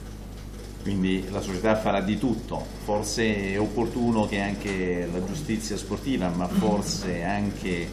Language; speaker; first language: Italian; native; Italian